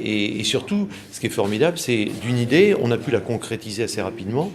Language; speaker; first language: French; native; French